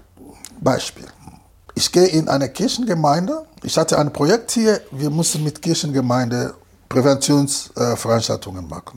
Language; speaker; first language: German; non-native, fluent; Lingala